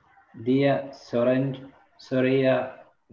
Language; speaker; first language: Indonesian; non-native, learner; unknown